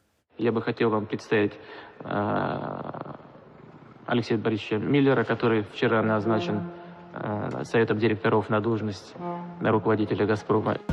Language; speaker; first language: Russian; native; Russian